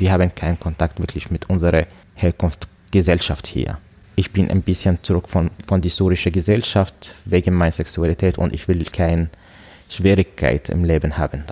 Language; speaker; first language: German; non-native, learner; Arabic